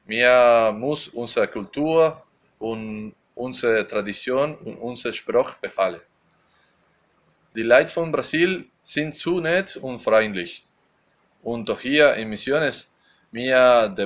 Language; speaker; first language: German; early bilingual, heritage; Spanish